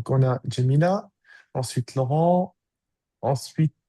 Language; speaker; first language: French; native; French